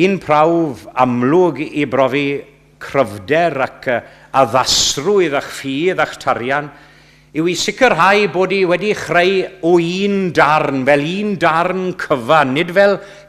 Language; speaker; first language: Welsh; native; Welsh